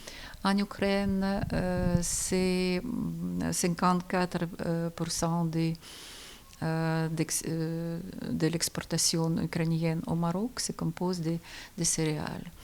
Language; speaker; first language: French; non-native, fluent; Ukrainian